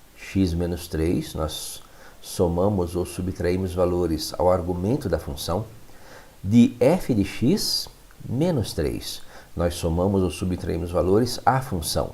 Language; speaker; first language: Portuguese; native; Portuguese